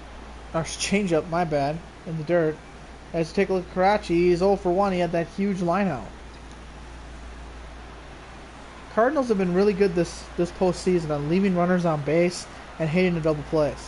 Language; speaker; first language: English; native; English